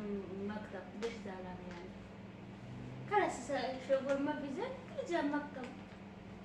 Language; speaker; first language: Arabic; non-native, learner; Oromo